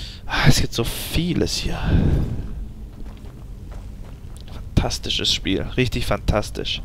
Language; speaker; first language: German; native; German